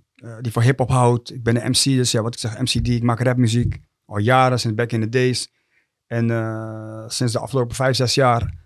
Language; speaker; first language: Dutch; early bilingual, other home language; Tigrinya